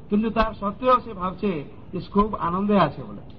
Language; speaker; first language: Bangla; non-native, fluent; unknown